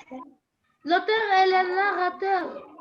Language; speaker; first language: French; non-native, learner; Arabic